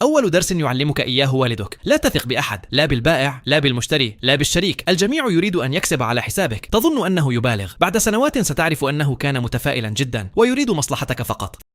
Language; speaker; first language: Arabic; native; Arabic